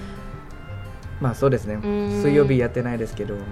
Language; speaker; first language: Japanese; non-native, learner; Thai